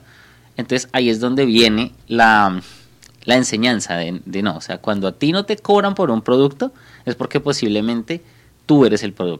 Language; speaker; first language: Spanish; native; Spanish